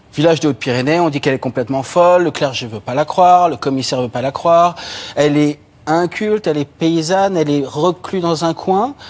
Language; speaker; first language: French; native; French